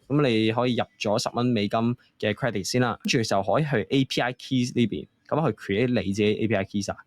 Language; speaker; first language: Cantonese; native; Cantonese